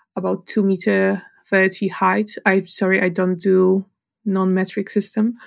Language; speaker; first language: English; non-native, fluent; Polish